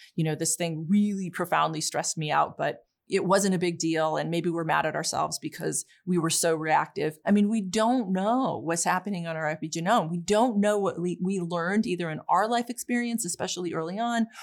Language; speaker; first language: English; early bilingual, other home language; Polish